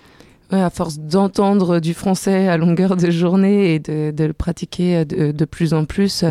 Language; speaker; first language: French; native; French